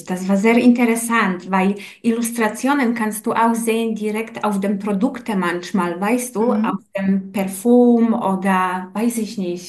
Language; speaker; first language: German; non-native, learner; Polish